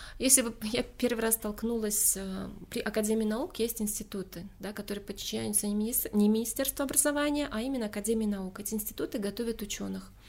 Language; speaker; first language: Russian; non-native, local second language; Tajik